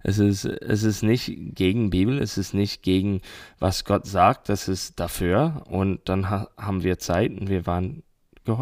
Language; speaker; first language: German; non-native, learner; English